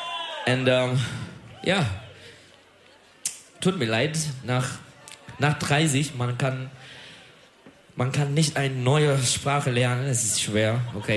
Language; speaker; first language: German; non-native, learner; Turkish